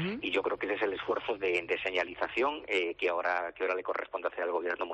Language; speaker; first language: Spanish; native; Spanish